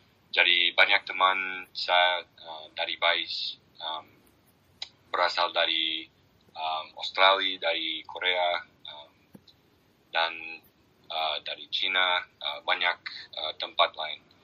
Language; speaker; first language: Indonesian; non-native, learner; English